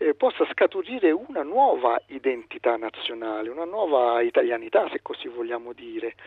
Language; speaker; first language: Italian; native; Italian